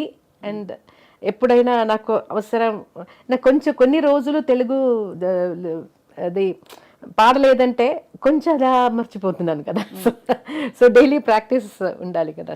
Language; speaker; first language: Telugu; non-native, local second language; Malayalam